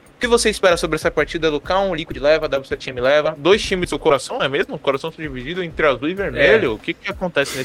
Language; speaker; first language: Portuguese; native; Portuguese